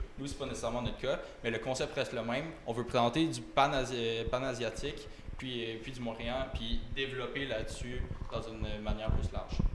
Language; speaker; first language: French; native; French